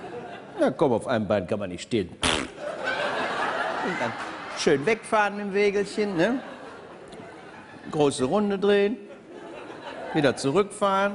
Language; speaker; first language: German; native; German